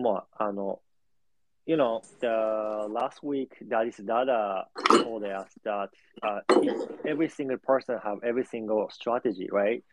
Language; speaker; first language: English; non-native, learner; Japanese